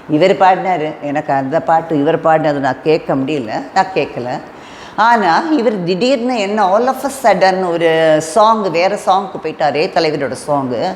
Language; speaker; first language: Tamil; non-native, local second language; Telugu